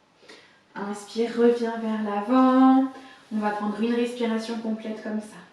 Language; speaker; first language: French; native; French